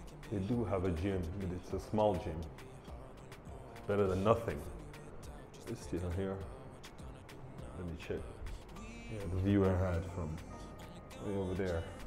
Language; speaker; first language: English; non-native, fluent; French